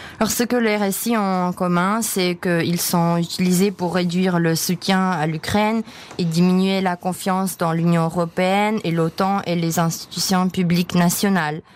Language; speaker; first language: French; non-native, fluent; Czech